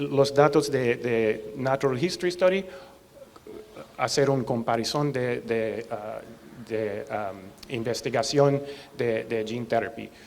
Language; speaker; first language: Spanish; non-native, learner; English